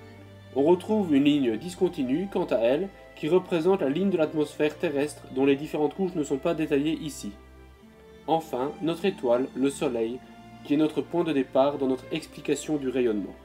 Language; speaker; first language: French; native; French